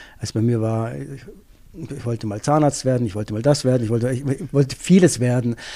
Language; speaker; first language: German; native; German